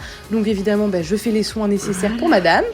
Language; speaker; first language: French; native; French